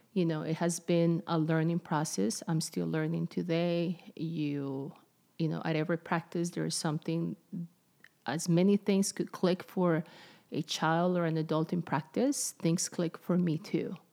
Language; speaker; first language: English; non-native, fluent; Spanish